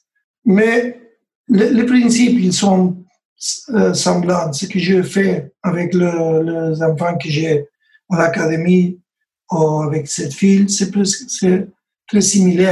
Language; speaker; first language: French; non-native, learner; Spanish